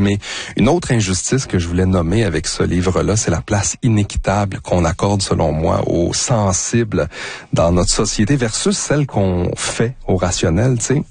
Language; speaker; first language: French; native; French